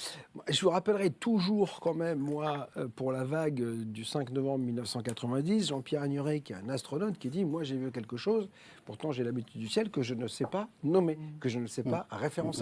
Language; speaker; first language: French; native; French